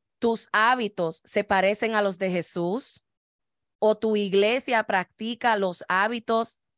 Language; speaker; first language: Spanish; native; Spanish